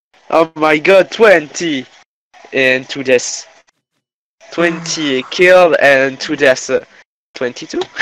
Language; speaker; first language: English; non-native, learner; French